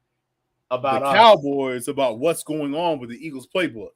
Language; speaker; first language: English; native; English